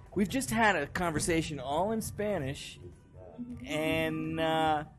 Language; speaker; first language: English; native; English